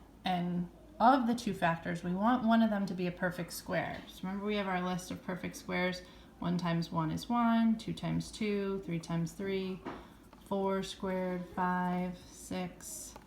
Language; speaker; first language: English; native; English